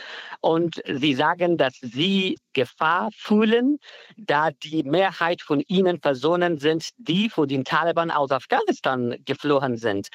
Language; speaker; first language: German; non-native, fluent; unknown